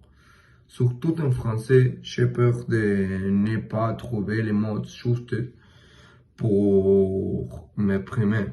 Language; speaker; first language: French; non-native, learner; Spanish